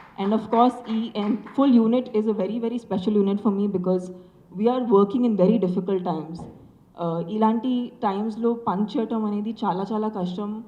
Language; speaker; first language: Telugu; non-native, local second language; Sindhi